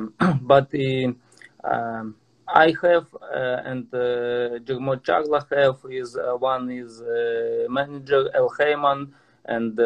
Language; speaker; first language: English; non-native, learner; Russian